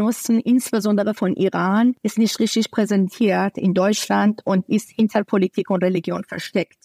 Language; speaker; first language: German; non-native, fluent; Persian